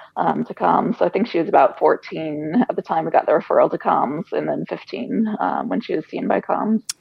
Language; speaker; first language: English; native; English